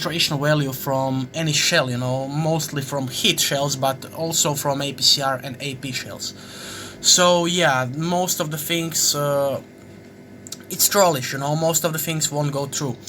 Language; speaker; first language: English; non-native, fluent; Croatian